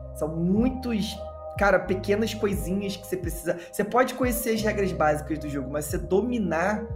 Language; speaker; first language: Portuguese; native; Portuguese